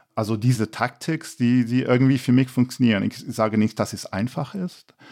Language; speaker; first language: German; non-native, fluent; English